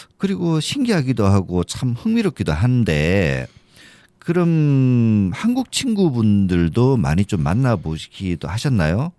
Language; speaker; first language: Korean; native; Korean